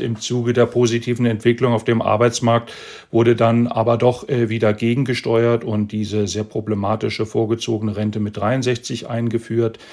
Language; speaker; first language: German; native; German